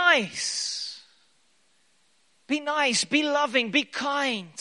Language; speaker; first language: English; native; English